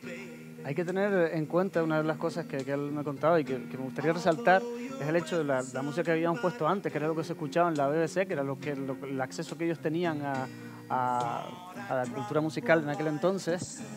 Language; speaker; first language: Spanish; native; Spanish